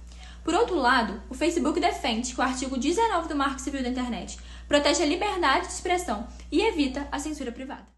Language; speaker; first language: Portuguese; native; Portuguese